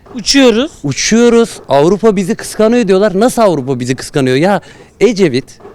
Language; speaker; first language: Turkish; native; Turkish